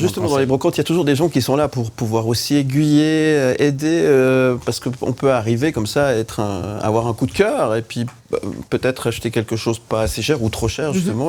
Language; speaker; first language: French; native; French